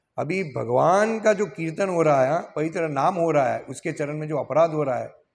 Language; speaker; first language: Hindi; non-native, local second language; Gujarati